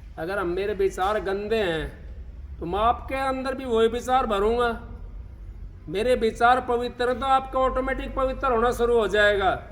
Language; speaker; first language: Hindi; native; Hindi